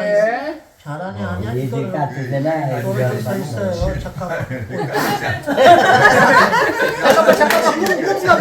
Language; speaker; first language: Korean; non-native, learner; Urdu